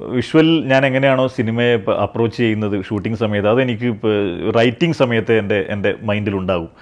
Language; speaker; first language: Malayalam; native; Malayalam